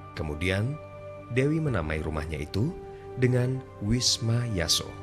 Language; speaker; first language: Indonesian; native; Indonesian